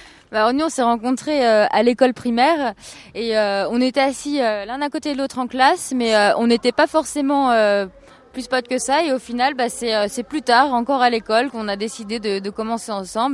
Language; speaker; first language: French; native; French